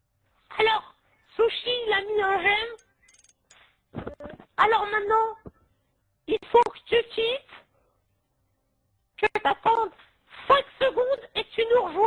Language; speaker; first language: French; native; French